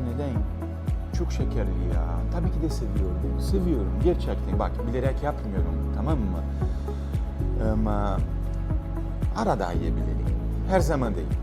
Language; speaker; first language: Turkish; non-native, learner; Portuguese